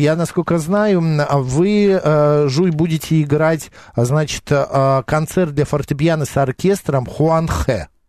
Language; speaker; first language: Russian; native; Russian